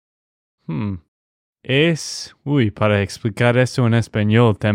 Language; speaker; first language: Spanish; non-native, fluent; English